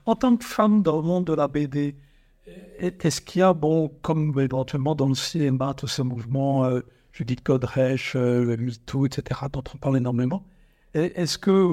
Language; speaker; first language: French; native; French